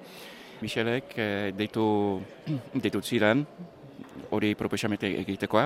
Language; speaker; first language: Basque; non-native, learner; English